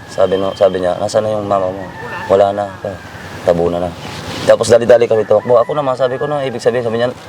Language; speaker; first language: Filipino; non-native, local second language; Masbatenyo